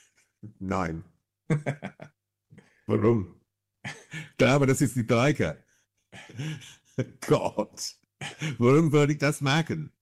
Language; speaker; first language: German; non-native, fluent; English